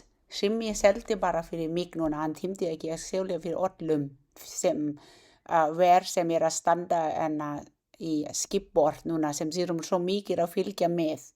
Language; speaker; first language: Icelandic; non-native, learner; Thai